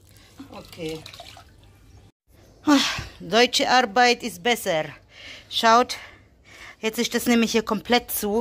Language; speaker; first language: German; native; German